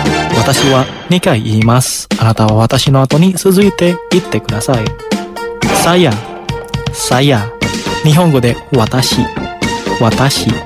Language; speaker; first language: Japanese; non-native, fluent; Indonesian